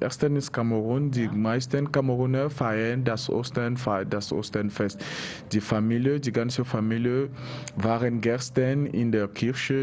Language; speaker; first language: German; non-native, learner; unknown